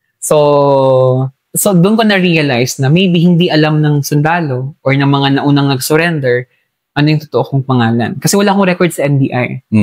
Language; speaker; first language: Filipino; non-native, local second language; Hiligaynon